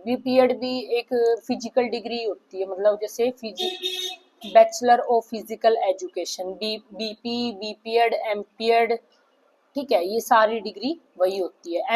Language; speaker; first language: Hindi; native; Hindi